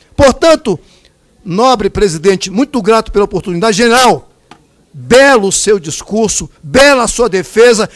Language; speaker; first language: Portuguese; native; Portuguese